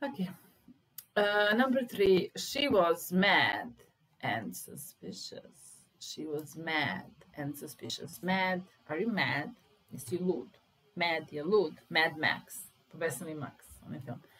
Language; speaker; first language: English; non-native, fluent; Serbian